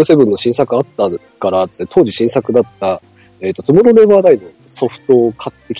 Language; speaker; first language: Japanese; native; Japanese